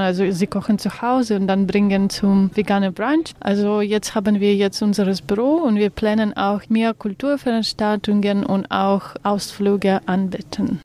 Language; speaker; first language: German; non-native, learner; Russian